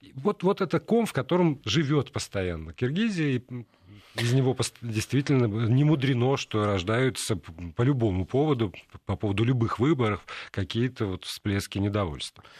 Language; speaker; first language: Russian; native; Russian